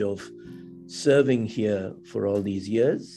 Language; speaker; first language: English; non-native, local second language; Tamil